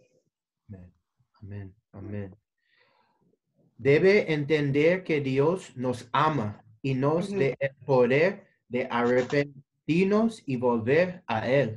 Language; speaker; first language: Spanish; non-native, learner; English